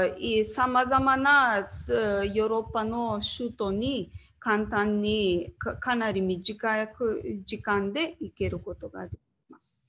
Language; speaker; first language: Japanese; non-native, learner; Slovenian